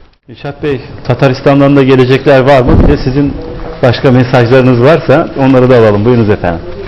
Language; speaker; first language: Turkish; native; Turkish